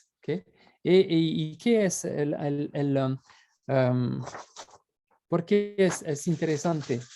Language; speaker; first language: Spanish; non-native, fluent; French